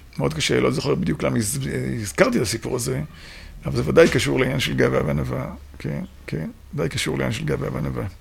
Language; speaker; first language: Hebrew; native; Hebrew